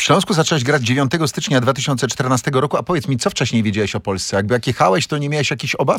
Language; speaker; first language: Polish; native; Polish